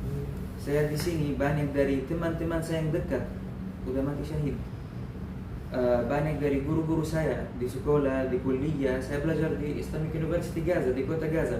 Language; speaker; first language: Indonesian; non-native, learner; Arabic